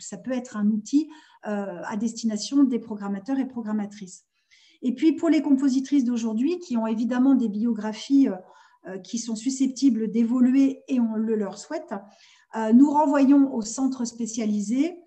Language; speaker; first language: French; native; French